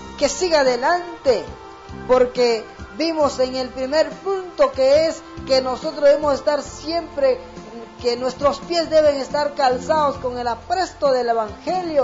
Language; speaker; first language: Spanish; native; Spanish